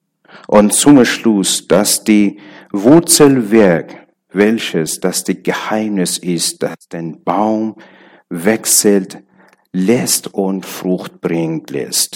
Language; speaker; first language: German; non-native, learner; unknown